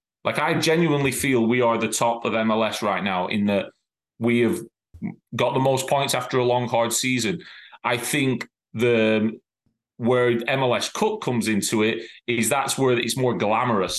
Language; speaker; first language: English; native; English